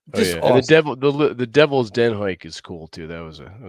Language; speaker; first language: English; native; English